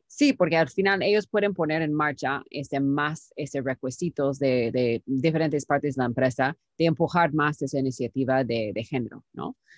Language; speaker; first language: Spanish; non-native, fluent; English